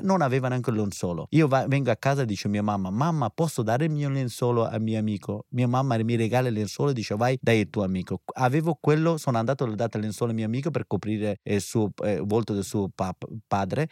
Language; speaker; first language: Italian; non-native, fluent; Persian